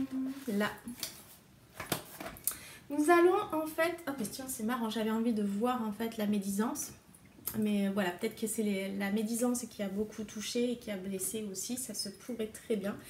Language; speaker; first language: French; native; French